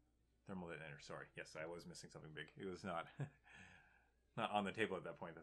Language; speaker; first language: English; native; English